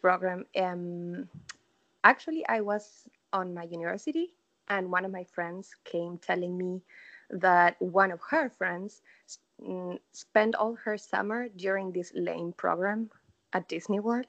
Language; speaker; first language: English; non-native, fluent; Spanish